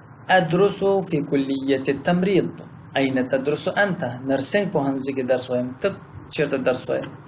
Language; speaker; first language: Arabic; non-native, fluent; Pashto